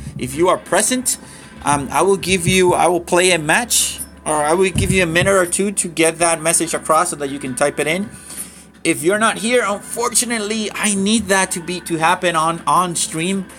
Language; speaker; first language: English; non-native, fluent; Spanish